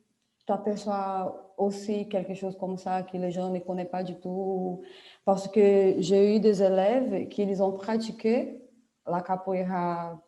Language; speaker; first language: French; non-native, fluent; Portuguese